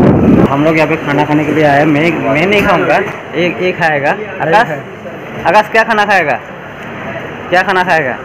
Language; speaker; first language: Hindi; non-native, local second language; Assamese